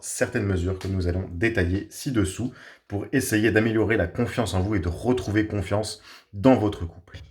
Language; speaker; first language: French; native; French